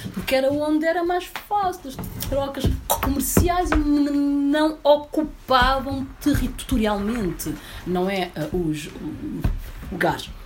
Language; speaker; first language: Portuguese; early bilingual, other home language; Upper Guinea Crioulo